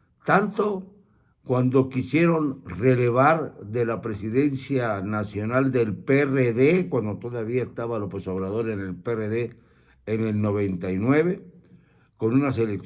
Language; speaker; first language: Spanish; native; Spanish